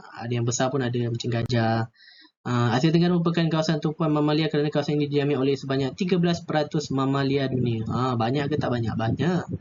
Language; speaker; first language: Malay; native; Malay